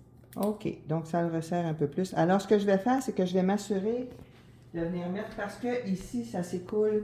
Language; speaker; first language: French; native; French